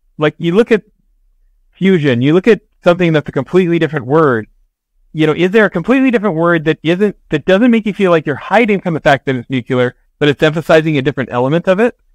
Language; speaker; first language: English; native; English